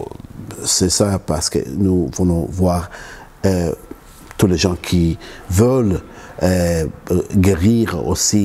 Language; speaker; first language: French; non-native, learner; Arabic